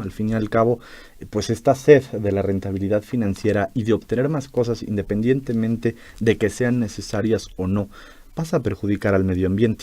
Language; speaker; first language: Spanish; native; Spanish